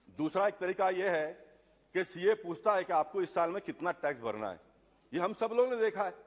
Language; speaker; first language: Hindi; non-native, local second language; Tulu